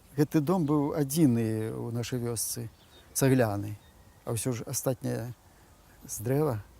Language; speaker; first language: Belarusian; native; Belarusian